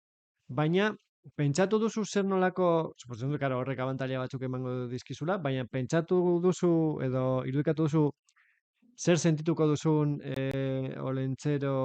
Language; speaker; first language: Basque; native; Basque